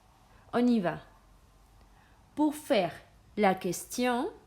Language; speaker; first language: French; non-native, fluent; Spanish